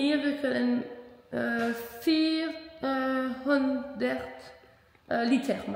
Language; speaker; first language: German; non-native, learner; French